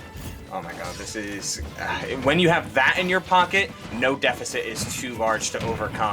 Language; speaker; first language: English; native; English